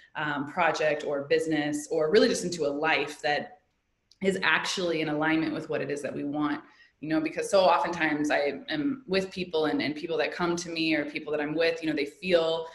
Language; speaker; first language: English; native; English